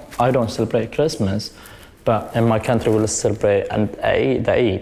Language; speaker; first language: English; non-native, learner; Arabic